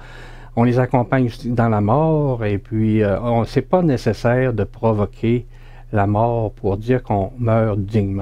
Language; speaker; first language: French; native; French